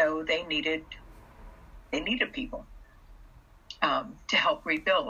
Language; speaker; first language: English; early bilingual, other home language; Russian